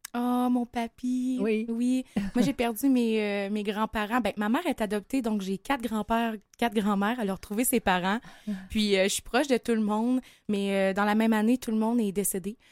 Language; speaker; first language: French; native; French